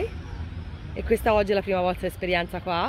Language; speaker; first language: Italian; native; Italian